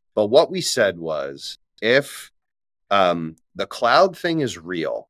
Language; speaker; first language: English; native; English